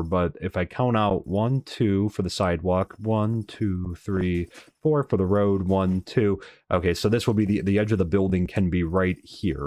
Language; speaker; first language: English; native; English